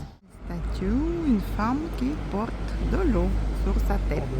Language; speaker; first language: French; non-native, fluent; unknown